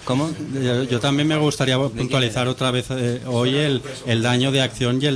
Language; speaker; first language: Spanish; native; Spanish